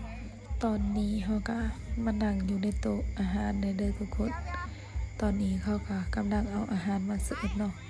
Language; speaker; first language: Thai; non-native, local second language; Northeastern Thai